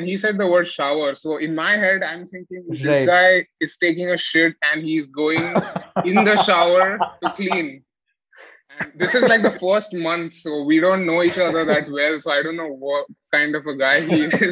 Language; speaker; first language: English; non-native, local second language; Malayalam